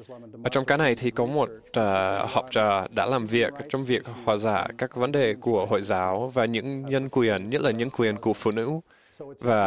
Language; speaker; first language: Vietnamese; non-native, fluent; English